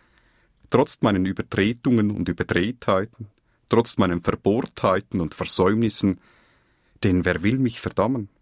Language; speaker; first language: German; native; German